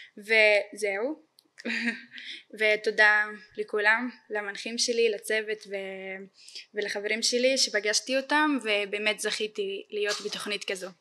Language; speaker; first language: Hebrew; non-native, local second language; Arabic